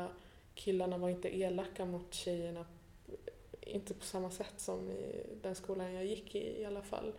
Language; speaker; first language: Swedish; early bilingual, other home language; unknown